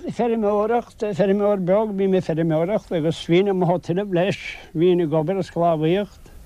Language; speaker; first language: Irish; native; Irish